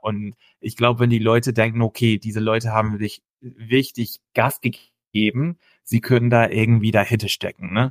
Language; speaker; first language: German; non-native, fluent; English